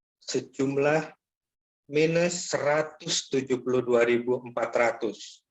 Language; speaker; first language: Indonesian; native; Indonesian